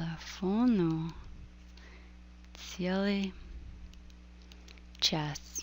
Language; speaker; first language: Russian; non-native, fluent; English